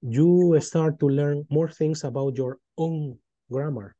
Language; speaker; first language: English; non-native, fluent; Spanish